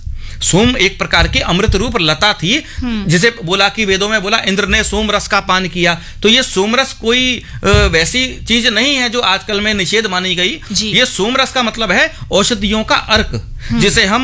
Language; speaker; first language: Hindi; native; Hindi